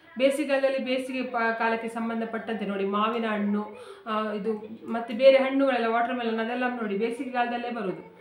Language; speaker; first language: Kannada; non-native, local second language; Konkani